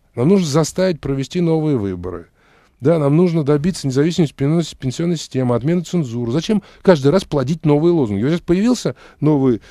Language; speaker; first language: Russian; native; Russian